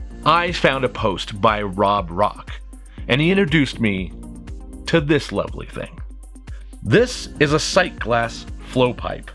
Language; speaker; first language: English; native; English